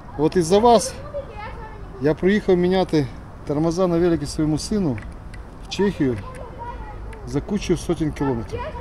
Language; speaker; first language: Ukrainian; non-native, local second language; Russian